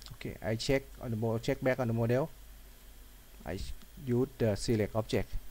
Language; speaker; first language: English; non-native, learner; Thai